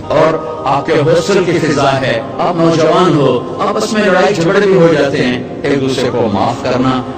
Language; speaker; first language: Urdu; non-native, local second language; Punjabi